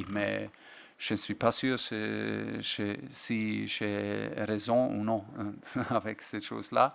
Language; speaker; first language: French; non-native, fluent; German